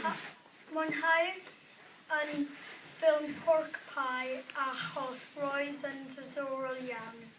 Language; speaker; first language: Welsh; non-native, learner; English